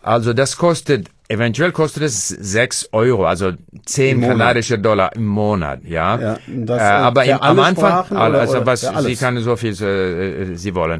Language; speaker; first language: German; non-native, learner; English